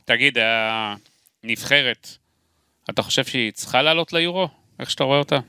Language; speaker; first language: Hebrew; native; Hebrew